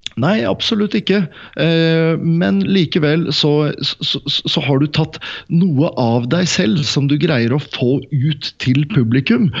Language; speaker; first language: Norwegian; native; Norwegian